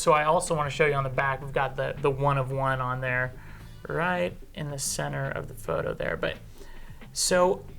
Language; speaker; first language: English; native; English